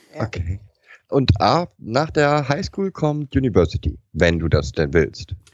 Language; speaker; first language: German; non-native, fluent; English